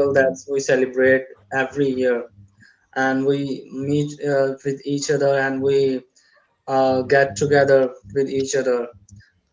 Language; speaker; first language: English; non-native, learner; Urdu